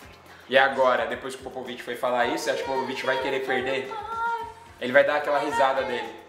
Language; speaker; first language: Portuguese; native; Portuguese